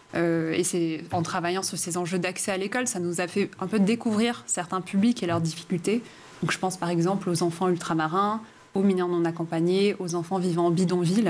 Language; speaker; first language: French; native; French